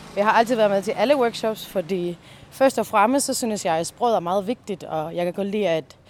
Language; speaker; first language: Danish; early bilingual, heritage; Spanish